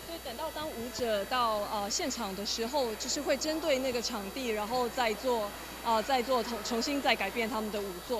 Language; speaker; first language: Chinese; native; Chinese